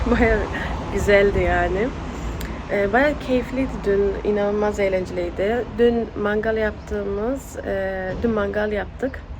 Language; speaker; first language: Turkish; early bilingual, heritage; Turkish